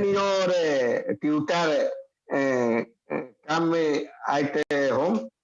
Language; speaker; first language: English; non-native, learner; Hindi